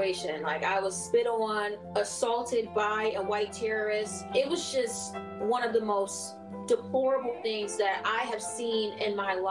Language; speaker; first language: English; native; English